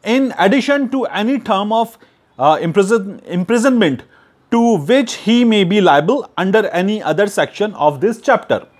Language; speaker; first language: Urdu; native; Urdu